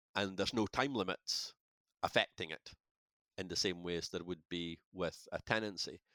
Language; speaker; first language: English; native; English